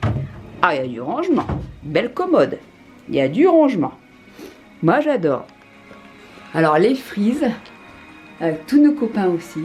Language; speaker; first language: French; native; French